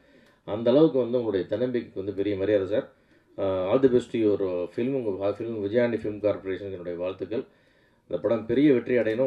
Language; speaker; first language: Tamil; native; Tamil